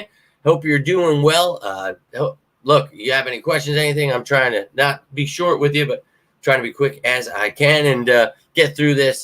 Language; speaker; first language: English; native; English